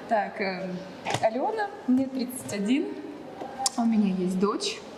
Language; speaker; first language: Russian; native; Russian